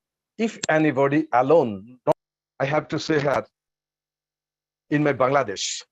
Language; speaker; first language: English; non-native, learner; Bangla